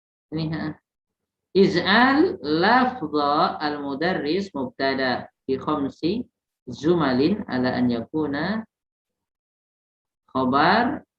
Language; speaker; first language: Arabic; non-native, fluent; Indonesian